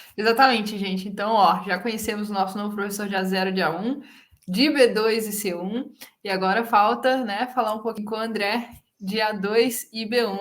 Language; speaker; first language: Portuguese; native; Portuguese